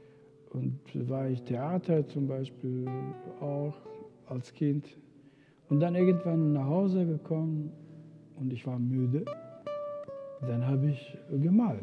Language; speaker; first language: German; non-native, fluent; Romany